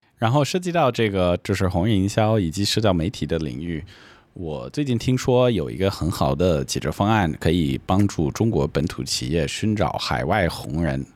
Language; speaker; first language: Chinese; non-native, fluent; English